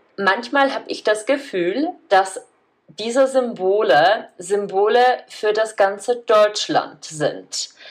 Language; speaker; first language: German; non-native, fluent; Czech